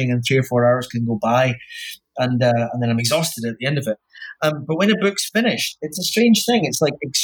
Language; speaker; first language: English; native; English